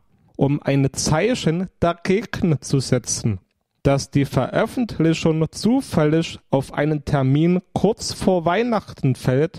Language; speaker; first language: German; native; German